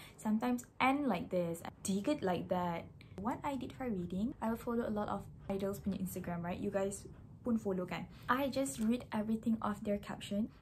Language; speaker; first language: English; non-native, local second language; Malay